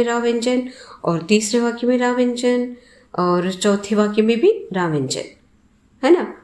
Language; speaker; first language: Hindi; non-native, local second language; Telugu